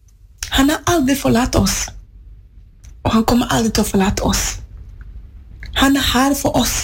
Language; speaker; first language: Swedish; non-native, fluent; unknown